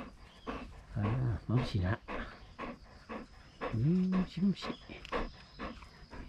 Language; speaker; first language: Japanese; native; Japanese